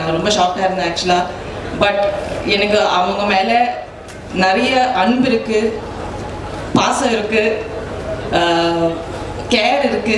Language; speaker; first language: Tamil; non-native, local second language; Malayalam